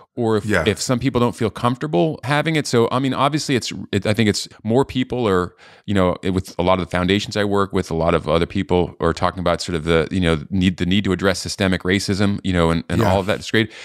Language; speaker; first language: English; native; English